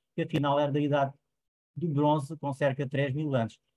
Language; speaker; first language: Portuguese; native; Portuguese